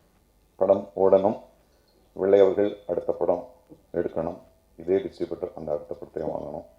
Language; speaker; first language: Tamil; native; Tamil